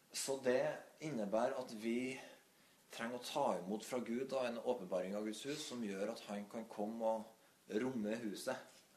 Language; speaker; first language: Norwegian; native; Norwegian